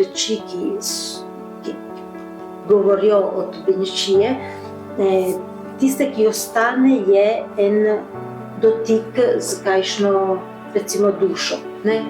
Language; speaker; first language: Slovenian; early bilingual, heritage; Slovenian